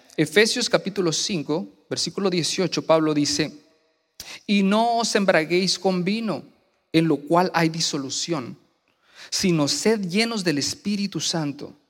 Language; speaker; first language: Spanish; native; Spanish